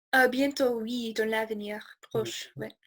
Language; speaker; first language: French; non-native, fluent; English